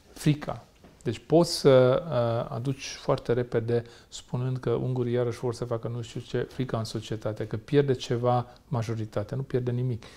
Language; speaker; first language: Romanian; non-native, local second language; Hungarian